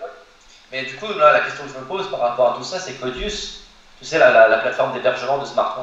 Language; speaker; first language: French; native; French